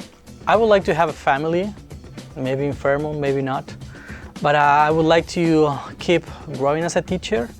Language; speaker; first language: English; non-native, fluent; Spanish